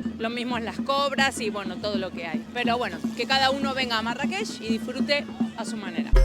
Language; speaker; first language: Spanish; native; Spanish